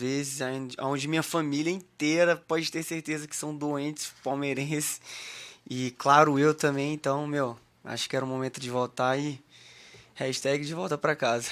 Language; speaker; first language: Portuguese; native; Portuguese